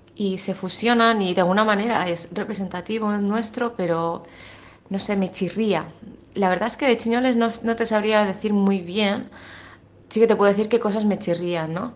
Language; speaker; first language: Spanish; early bilingual, other home language; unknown